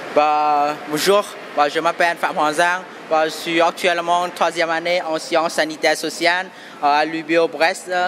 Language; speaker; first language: French; non-native, fluent; Vietnamese